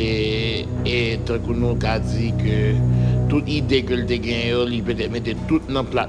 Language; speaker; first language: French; non-native, local second language; Haitian Creole